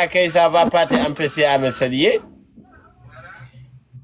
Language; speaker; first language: French; non-native, local second language; Bambara